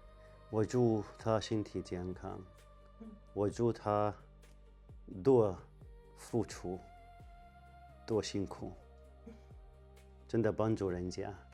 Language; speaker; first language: Chinese; non-native, fluent; Arabic